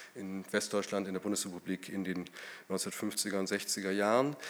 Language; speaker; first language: German; native; German